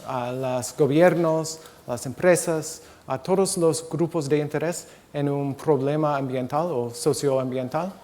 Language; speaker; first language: Spanish; non-native, fluent; English